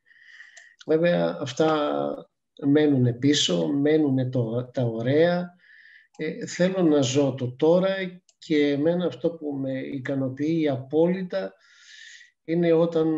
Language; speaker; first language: Greek; native; Greek